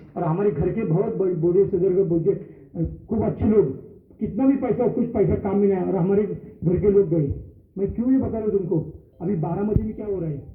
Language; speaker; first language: Hindi; non-native, local second language; Marathi